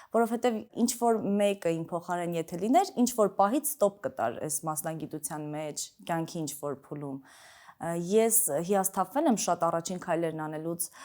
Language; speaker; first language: Armenian; early bilingual, other home language; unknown